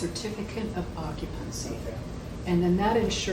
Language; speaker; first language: English; native; English